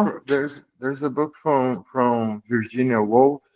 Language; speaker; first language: English; non-native, learner; Portuguese